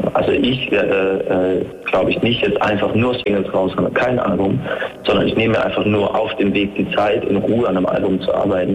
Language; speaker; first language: German; native; German